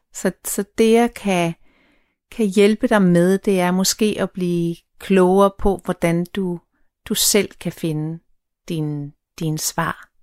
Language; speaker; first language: Danish; native; Danish